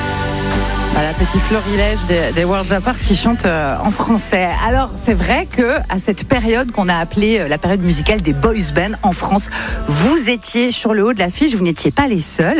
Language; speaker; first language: French; native; French